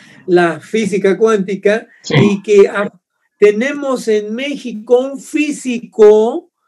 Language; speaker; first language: Spanish; native; Spanish